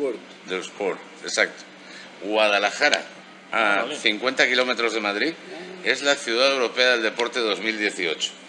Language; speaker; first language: Spanish; native; Spanish